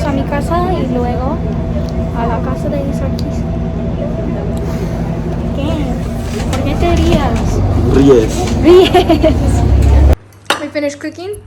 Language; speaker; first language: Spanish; non-native, learner; English